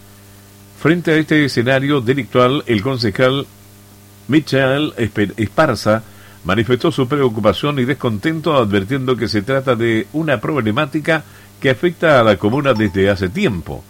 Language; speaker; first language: Spanish; native; Spanish